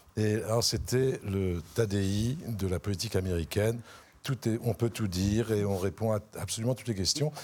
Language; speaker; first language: French; native; French